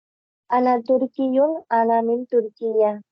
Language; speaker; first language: Arabic; non-native, learner; Tamil